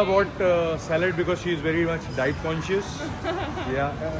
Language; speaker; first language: English; non-native, local second language; Hindi